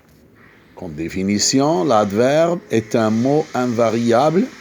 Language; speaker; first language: French; non-native, local second language; Arabic